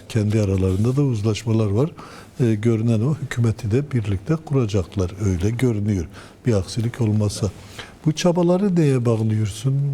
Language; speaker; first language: Turkish; non-native, local second language; Kurdish